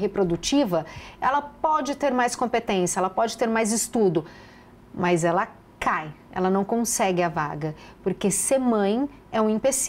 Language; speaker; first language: Portuguese; native; Portuguese